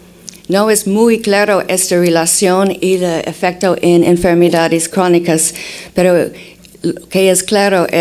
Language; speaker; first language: Spanish; non-native, fluent; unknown